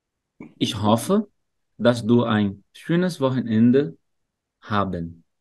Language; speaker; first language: German; non-native, fluent; Portuguese